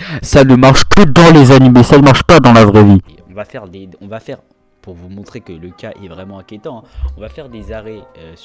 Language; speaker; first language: French; native; French